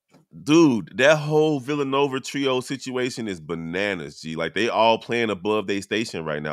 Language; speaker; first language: English; native; English